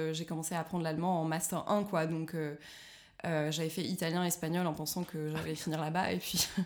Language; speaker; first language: French; native; French